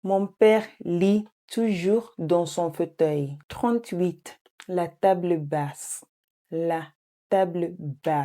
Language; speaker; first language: French; non-native, fluent; English